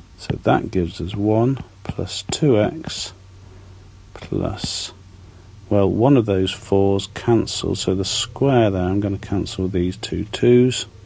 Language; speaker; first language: English; native; English